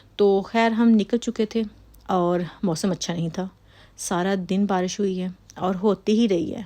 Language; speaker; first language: Urdu; native; Urdu